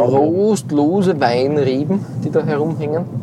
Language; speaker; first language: German; native; German